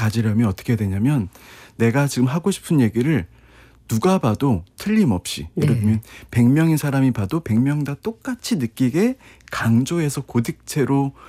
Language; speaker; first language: Korean; native; Korean